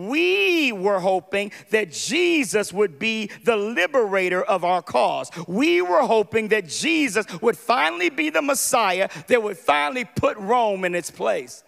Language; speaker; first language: English; native; English